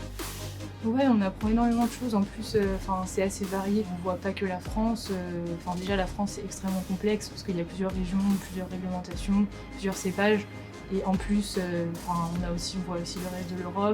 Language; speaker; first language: French; native; French